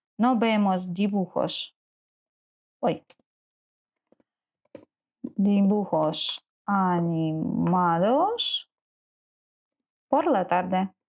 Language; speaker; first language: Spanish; non-native, learner; Ukrainian